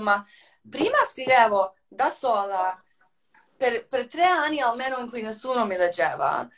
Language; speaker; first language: Italian; non-native, fluent; Croatian